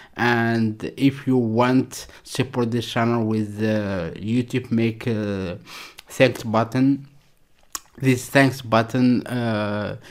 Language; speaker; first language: English; non-native, learner; Arabic